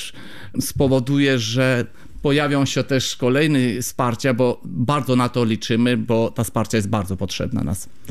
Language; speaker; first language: Polish; non-native, fluent; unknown